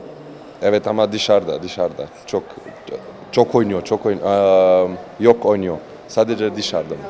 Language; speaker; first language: Turkish; non-native, learner; Slovenian